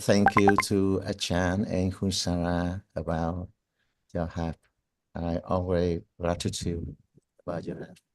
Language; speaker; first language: English; non-native, learner; Vietnamese